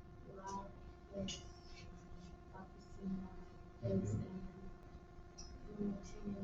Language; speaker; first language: Spanish; non-native, learner; English